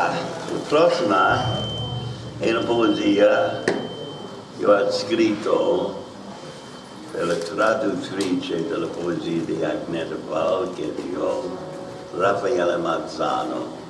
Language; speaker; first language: Italian; non-native, learner; English